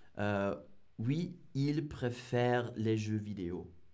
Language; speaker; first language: French; non-native, learner; English